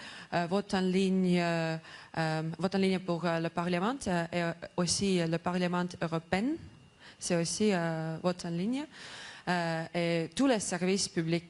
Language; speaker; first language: French; non-native, learner; Estonian